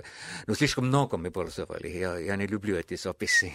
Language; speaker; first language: Russian; non-native, fluent; Estonian